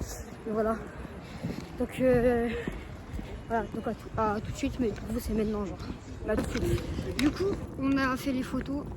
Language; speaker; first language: French; native; French